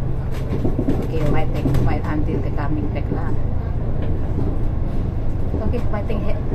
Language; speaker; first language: English; non-native, learner; Indonesian